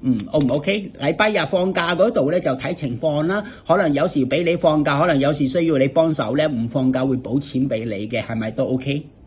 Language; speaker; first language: Cantonese; native; Cantonese